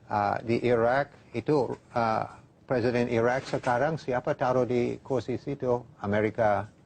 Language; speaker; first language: Indonesian; non-native, fluent; English